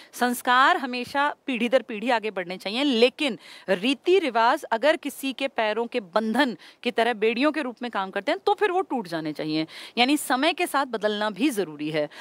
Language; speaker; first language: Hindi; native; Hindi